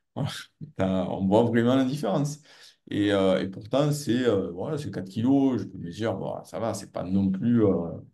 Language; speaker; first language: French; native; French